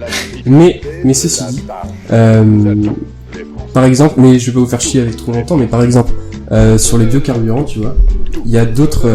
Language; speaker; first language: French; native; French